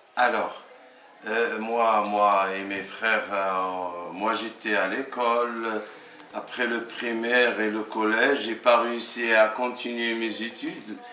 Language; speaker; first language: French; non-native, local second language; Arabic